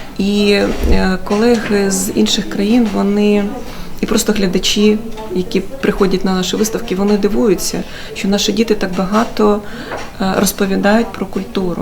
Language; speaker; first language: Ukrainian; native; Ukrainian